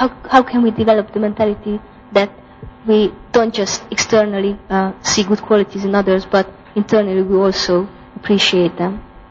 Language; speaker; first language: English; non-native, fluent; Hungarian